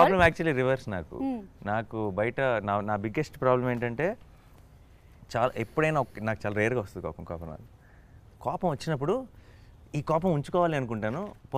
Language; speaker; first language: Telugu; native; Telugu